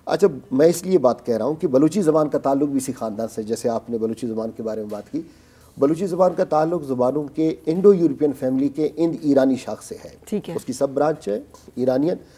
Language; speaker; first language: Urdu; non-native, local second language; Baluchi